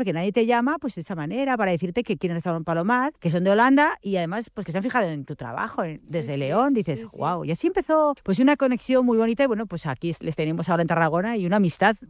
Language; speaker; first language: Spanish; native; Spanish